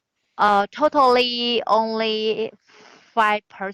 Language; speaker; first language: English; non-native, learner; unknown